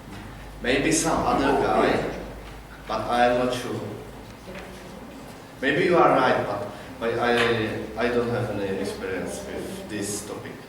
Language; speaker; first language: English; non-native, learner; Czech